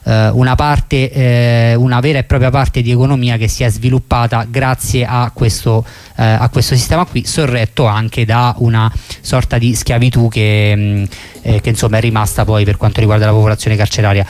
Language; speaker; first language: Italian; native; Italian